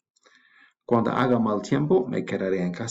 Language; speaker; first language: Spanish; non-native, fluent; English